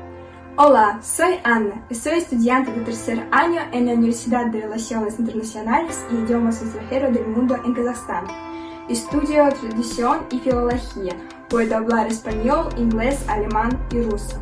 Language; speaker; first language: Spanish; non-native, fluent; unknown